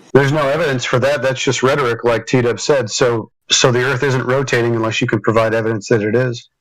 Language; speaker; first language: English; native; English